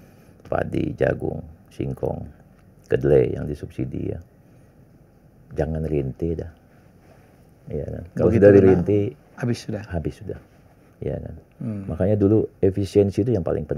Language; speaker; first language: Indonesian; native; Indonesian